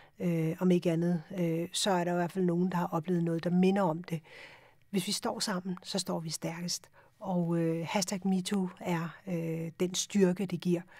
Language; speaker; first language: Danish; early bilingual, other home language; Urdu